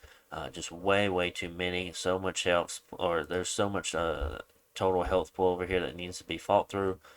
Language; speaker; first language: English; native; English